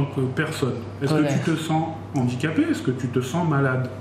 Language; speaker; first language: French; native; French